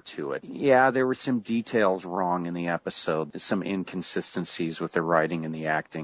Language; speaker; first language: English; native; English